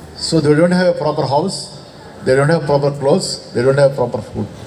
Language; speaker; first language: English; non-native, local second language; Telugu